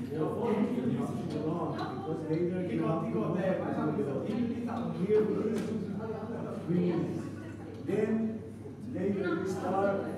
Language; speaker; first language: English; non-native, learner; Spanish